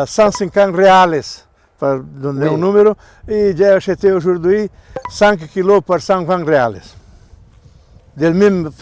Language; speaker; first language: French; non-native, learner; Portuguese